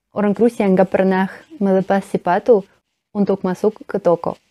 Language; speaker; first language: Indonesian; non-native, learner; Russian